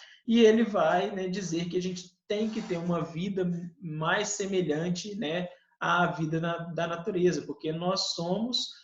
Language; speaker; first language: Portuguese; native; Portuguese